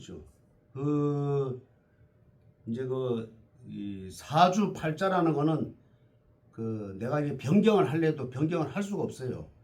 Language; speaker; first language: Korean; native; Korean